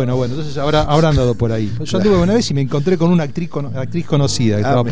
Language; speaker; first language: Spanish; native; Spanish